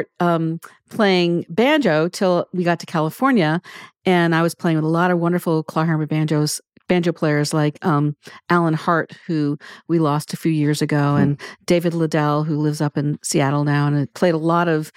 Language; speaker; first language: English; native; English